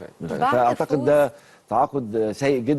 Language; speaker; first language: Arabic; native; Arabic